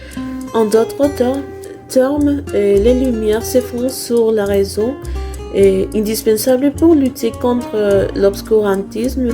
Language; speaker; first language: French; non-native, learner; Spanish